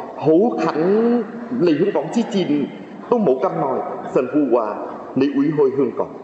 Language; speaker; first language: Cantonese; non-native, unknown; Vietnamese